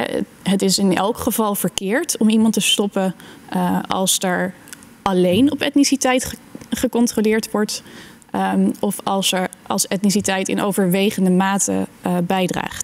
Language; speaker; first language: Dutch; native; Dutch